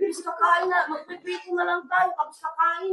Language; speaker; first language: Filipino; native; Filipino